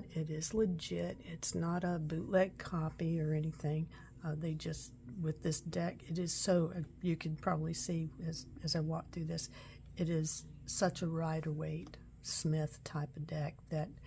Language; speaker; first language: English; native; English